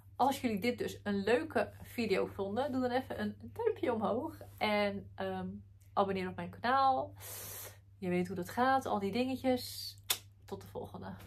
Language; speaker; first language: Dutch; early bilingual, other home language; Arabic